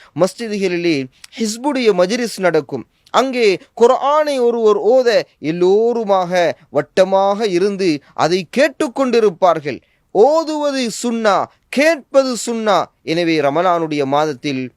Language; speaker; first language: Tamil; native; Tamil